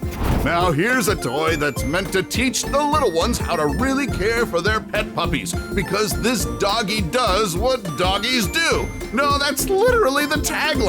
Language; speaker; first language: English; native; English